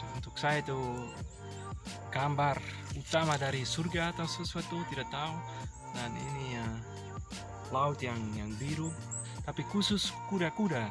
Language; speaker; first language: Indonesian; non-native, learner; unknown